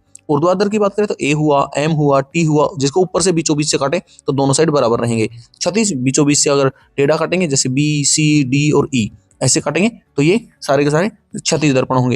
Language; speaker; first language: Hindi; native; Hindi